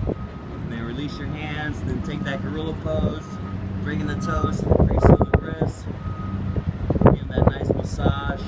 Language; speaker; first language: English; native; English